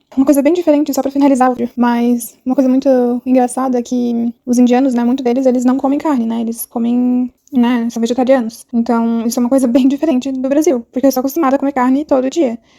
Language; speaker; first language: Portuguese; native; Portuguese